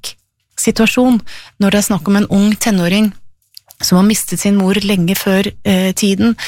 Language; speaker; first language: Norwegian; native; Norwegian